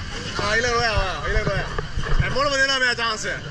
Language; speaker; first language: English; non-native, local second language; Sinhala